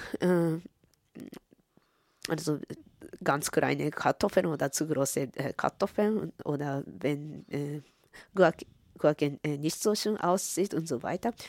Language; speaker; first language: German; non-native, fluent; Japanese